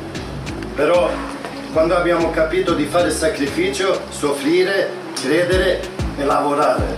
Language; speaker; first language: Italian; non-native, fluent; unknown